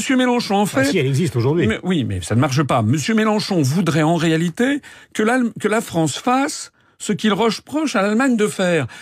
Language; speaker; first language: French; native; French